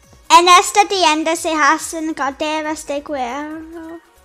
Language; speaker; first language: Spanish; non-native, learner; English